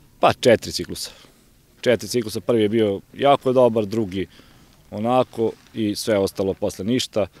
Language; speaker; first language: Croatian; native; Croatian